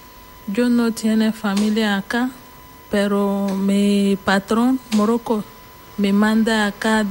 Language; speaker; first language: Spanish; non-native, learner; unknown